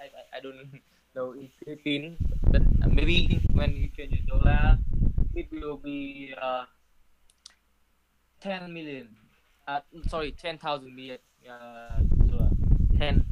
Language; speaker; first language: English; non-native, learner; Vietnamese